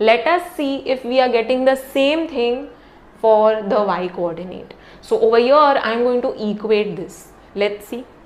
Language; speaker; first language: English; non-native, local second language; Hindi